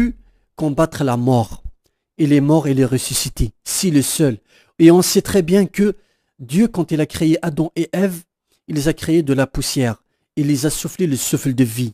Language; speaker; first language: French; non-native, local second language; Kabyle